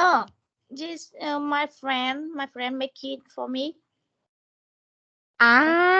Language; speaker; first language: English; non-native, learner; Vietnamese